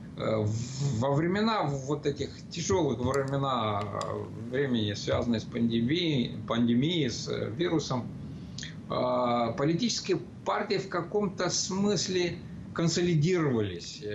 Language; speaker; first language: Russian; non-native, local second language; Romanian